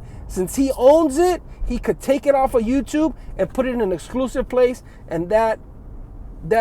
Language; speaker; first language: English; native; English